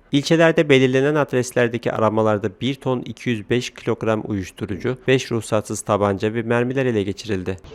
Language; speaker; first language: Turkish; native; Turkish